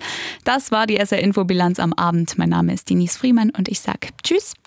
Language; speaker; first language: German; native; German